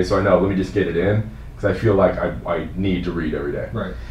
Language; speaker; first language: English; native; English